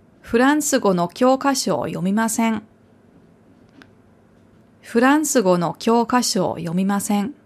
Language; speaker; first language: Japanese; non-native, fluent; German